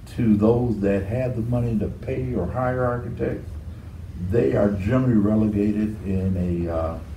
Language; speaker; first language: English; native; English